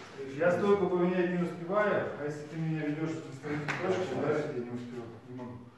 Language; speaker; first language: Russian; native; Russian